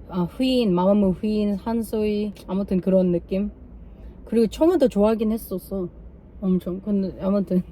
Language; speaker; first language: Korean; non-native, learner; English